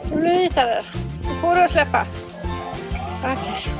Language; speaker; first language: Swedish; native; Swedish